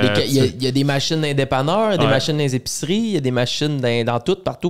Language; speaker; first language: French; native; French